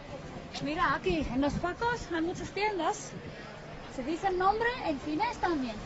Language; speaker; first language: Spanish; non-native, fluent; Finnish